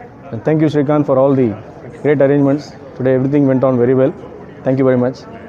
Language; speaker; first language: English; non-native, local second language; Tamil